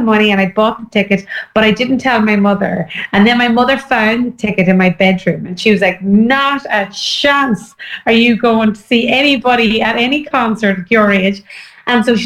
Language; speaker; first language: English; native; English